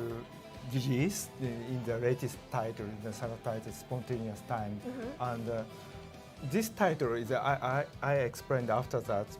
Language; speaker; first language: English; non-native, learner; Japanese